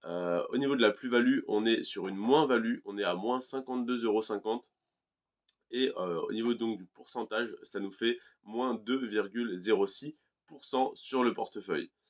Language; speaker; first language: French; native; French